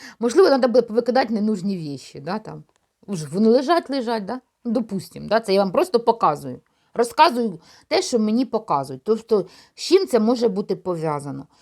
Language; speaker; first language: Ukrainian; non-native, local second language; Russian